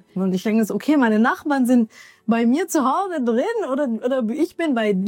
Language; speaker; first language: German; early bilingual, other home language; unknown